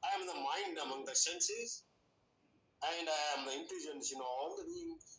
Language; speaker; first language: English; non-native, local second language; Kannada